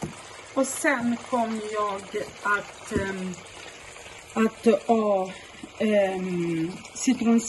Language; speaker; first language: Swedish; non-native, fluent; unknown